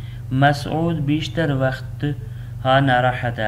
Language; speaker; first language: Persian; non-native, fluent; Urdu